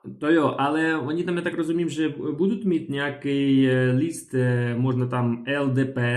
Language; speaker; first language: Czech; non-native, fluent; Ukrainian